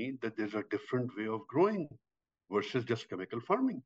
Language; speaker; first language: English; non-native, local second language; Urdu